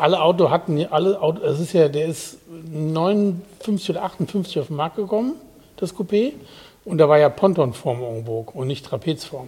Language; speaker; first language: German; native; German